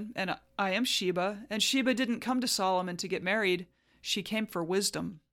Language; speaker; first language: English; native; English